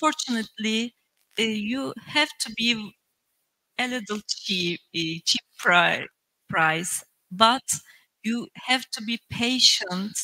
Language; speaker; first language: English; non-native, learner; Turkish